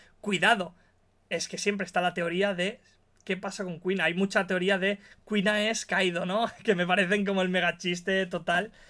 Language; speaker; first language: Spanish; native; Spanish